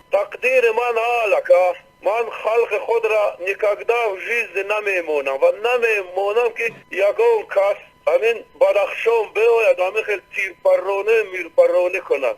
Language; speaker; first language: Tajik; non-native, local second language; Shughni